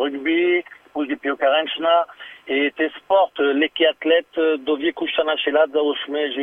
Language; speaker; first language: Polish; non-native, learner; French